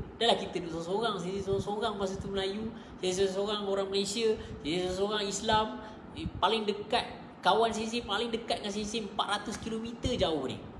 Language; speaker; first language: Malay; native; Malay